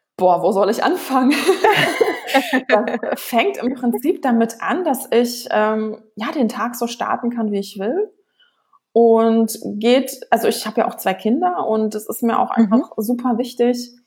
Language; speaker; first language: German; early bilingual, other home language; Russian